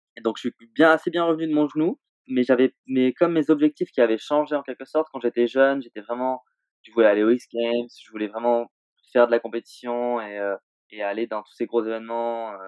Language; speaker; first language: French; native; French